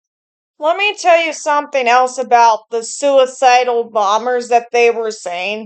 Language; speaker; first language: English; native; English